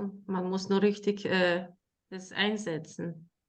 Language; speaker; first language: German; non-native, learner; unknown